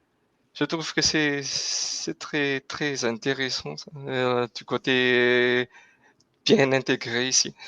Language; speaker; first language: French; non-native, local second language; Malagasy